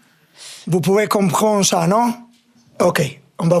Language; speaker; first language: French; non-native, fluent; Spanish